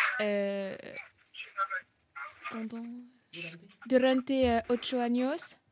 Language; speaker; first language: Spanish; non-native, learner; French